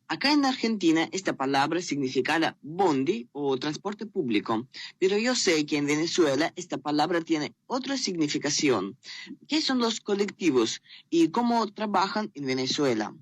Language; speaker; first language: Spanish; non-native, learner; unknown